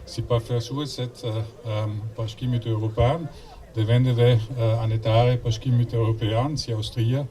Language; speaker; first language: Albanian; non-native, learner; German